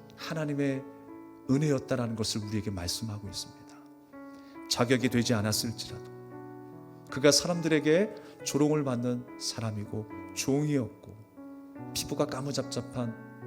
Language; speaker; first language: Korean; native; Korean